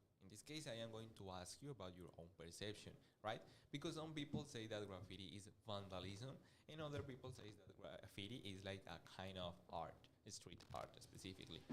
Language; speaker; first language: English; non-native, fluent; Spanish